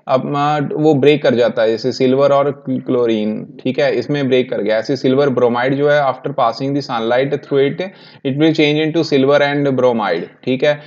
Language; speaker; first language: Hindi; non-native, local second language; Punjabi